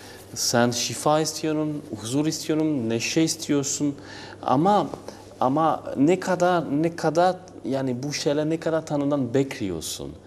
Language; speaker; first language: Turkish; non-native, learner; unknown